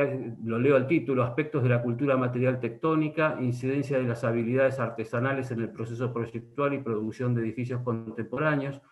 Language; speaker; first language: Spanish; native; Spanish